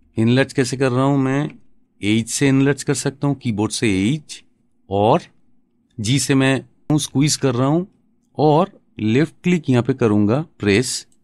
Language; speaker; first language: Hindi; non-native, local second language; Bangla